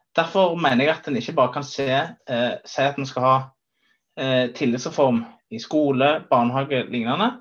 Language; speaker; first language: Norwegian; native; Norwegian